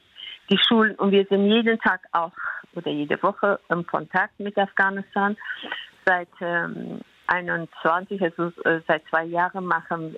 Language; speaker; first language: German; non-native, fluent; Persian